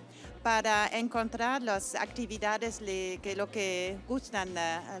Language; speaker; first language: Spanish; non-native, fluent; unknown